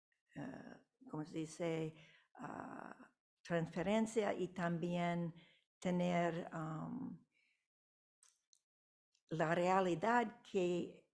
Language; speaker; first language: Spanish; non-native, fluent; English